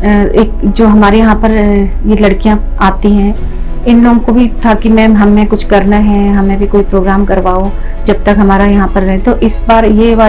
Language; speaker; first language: Hindi; native; Hindi